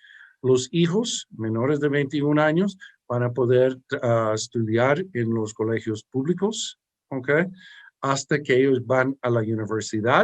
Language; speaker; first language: Spanish; early bilingual, heritage; English